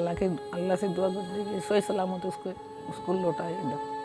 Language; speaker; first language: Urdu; non-native, local second language; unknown